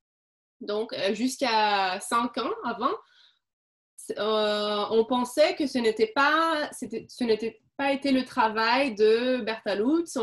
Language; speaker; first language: French; non-native, fluent; Portuguese